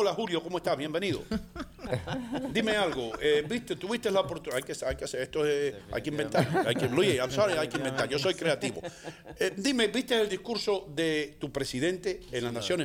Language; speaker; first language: Spanish; native; Spanish